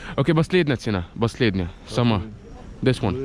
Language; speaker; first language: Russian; non-native, learner; Arabic